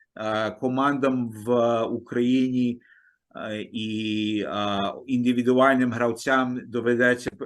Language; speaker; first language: Ukrainian; early bilingual, heritage; Ukrainian